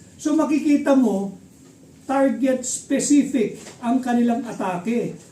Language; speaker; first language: Filipino; native; Filipino